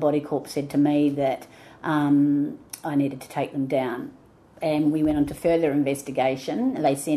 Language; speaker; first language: English; native; English